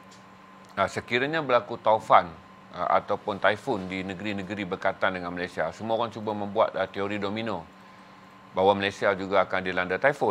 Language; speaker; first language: Malay; native; Malay